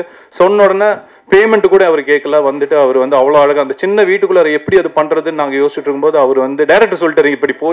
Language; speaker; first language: Tamil; native; Tamil